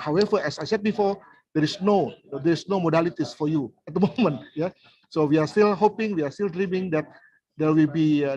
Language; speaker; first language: English; non-native, fluent; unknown